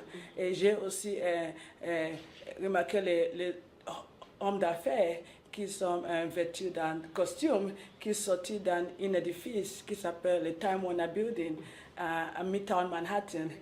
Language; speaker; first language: French; non-native, local second language; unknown